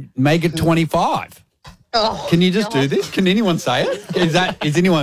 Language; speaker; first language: English; native; English